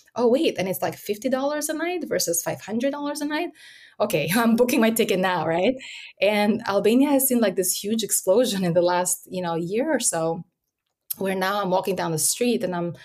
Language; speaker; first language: English; early bilingual, other home language; Albanian